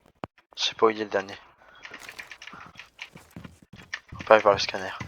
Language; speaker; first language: French; native; French